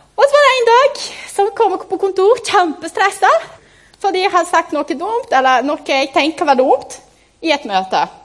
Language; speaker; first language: Norwegian; non-native, fluent; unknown